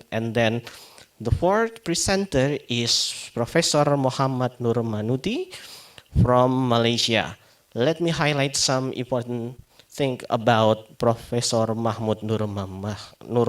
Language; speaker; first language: English; non-native, fluent; Indonesian